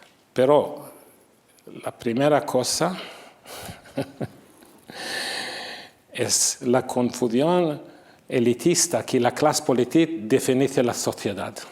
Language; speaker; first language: Spanish; non-native, fluent; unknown